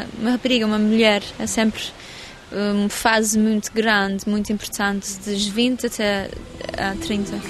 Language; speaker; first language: Portuguese; early bilingual, heritage; English